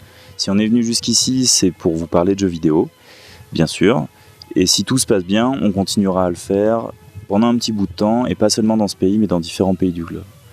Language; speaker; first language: French; native; French